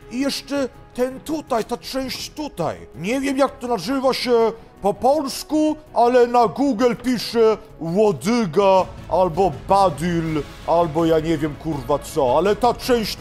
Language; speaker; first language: Polish; early bilingual, heritage; Polish